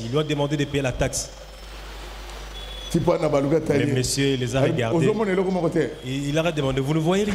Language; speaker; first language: French; non-native, local second language; Lingala